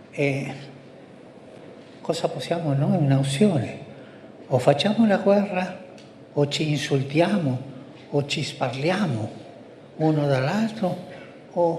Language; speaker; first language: Italian; early bilingual, heritage; Spanish